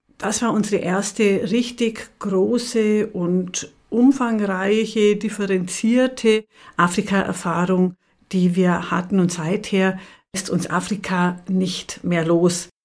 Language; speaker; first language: German; native; German